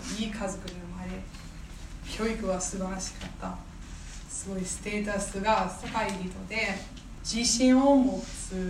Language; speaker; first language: Japanese; non-native, fluent; English